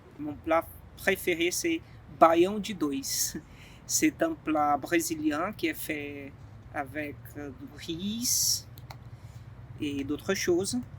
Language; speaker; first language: French; non-native, fluent; Portuguese